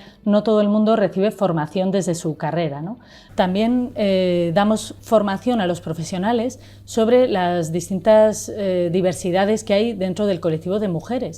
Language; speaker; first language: Spanish; native; Spanish